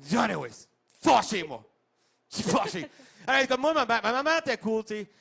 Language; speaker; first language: French; non-native, local second language; English